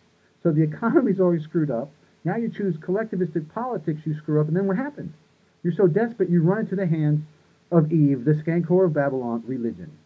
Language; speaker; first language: English; native; English